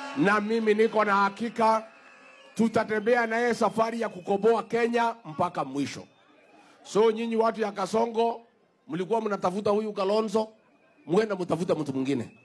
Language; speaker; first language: Swahili; non-native, local second language; Kikuyu